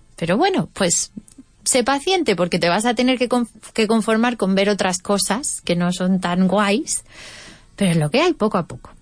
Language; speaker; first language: English; non-native, fluent; Spanish